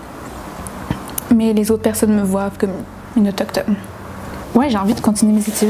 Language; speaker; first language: French; non-native, local second language; Innu-aimun